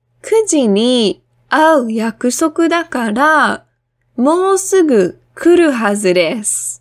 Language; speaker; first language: Japanese; non-native, fluent; English